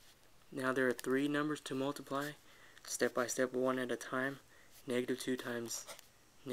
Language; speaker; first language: English; native; English